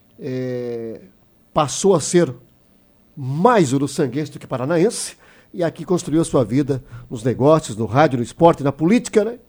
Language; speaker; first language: Portuguese; native; Portuguese